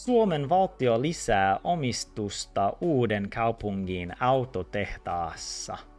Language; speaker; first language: Finnish; non-native, learner; English